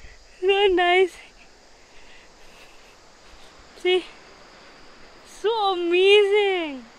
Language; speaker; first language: English; non-native, local second language; Hindi